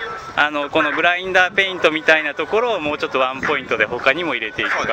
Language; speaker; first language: Japanese; native; Japanese